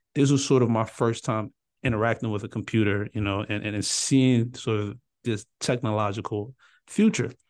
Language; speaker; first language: English; early bilingual, other home language; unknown